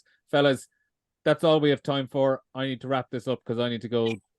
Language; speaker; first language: English; native; English